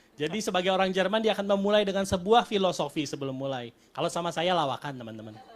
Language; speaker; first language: Indonesian; native; Indonesian